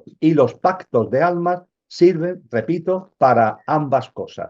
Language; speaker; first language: Spanish; native; Spanish